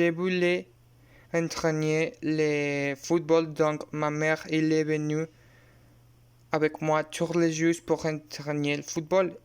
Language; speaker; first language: French; non-native, learner; Spanish